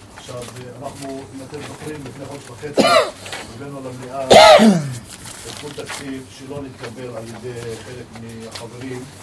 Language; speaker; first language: Hebrew; non-native, local second language; Arabic